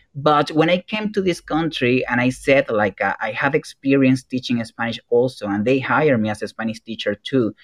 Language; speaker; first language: English; non-native, fluent; Spanish